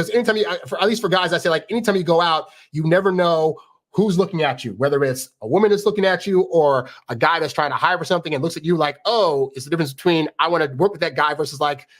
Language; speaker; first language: English; native; English